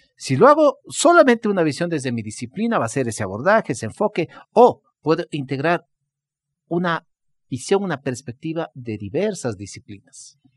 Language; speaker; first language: Spanish; native; Spanish